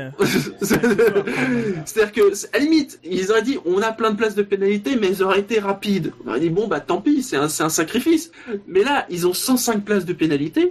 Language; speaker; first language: French; native; French